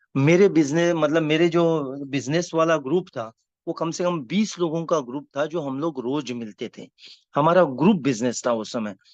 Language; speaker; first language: Hindi; non-native, local second language; Marathi